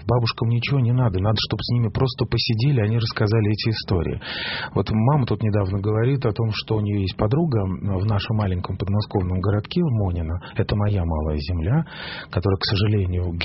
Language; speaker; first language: Russian; native; Russian